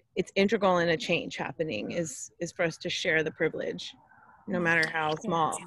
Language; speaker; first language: English; native; English